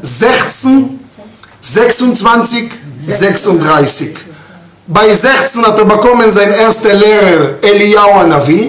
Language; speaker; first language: German; non-native, fluent; Hebrew